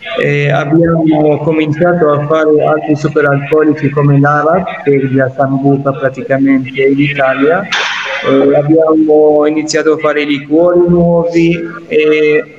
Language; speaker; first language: Italian; non-native, fluent; Arabic